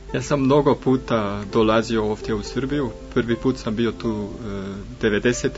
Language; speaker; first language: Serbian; non-native, fluent; German